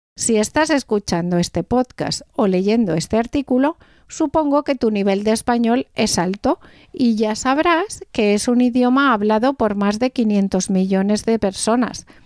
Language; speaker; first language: Spanish; native; Spanish